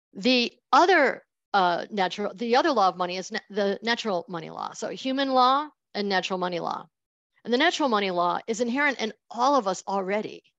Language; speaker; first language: English; native; English